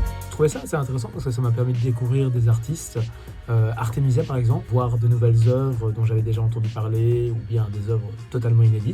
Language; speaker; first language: French; native; French